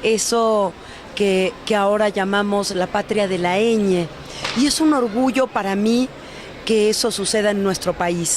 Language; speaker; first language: Spanish; native; Spanish